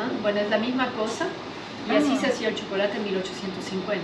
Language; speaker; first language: Spanish; native; Spanish